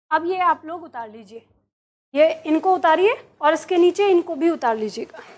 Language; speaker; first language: Hindi; native; Hindi